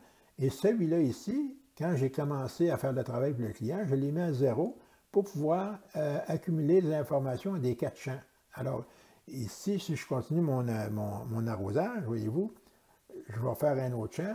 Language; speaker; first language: French; native; French